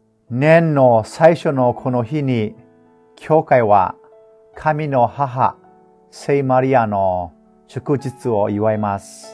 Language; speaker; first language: Japanese; non-native, fluent; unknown